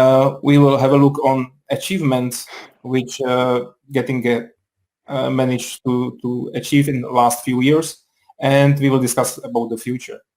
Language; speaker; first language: English; non-native, fluent; Czech